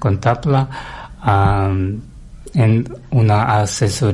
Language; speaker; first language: Catalan; non-native, learner; Russian